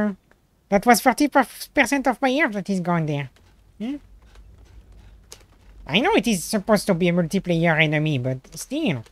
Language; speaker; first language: English; non-native, fluent; French